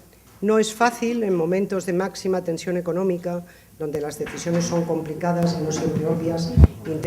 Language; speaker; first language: Spanish; native; Spanish